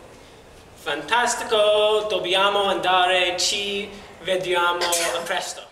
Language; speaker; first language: Italian; non-native, learner; English